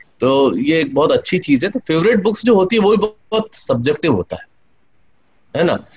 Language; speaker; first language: Hindi; native; Hindi